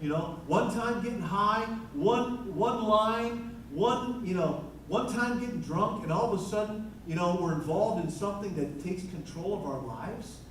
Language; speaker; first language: English; native; English